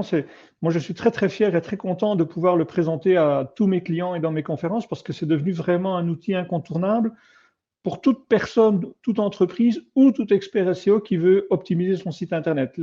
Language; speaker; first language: French; native; French